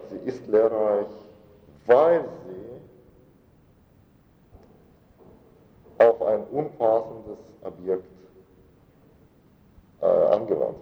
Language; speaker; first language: German; non-native, fluent; Russian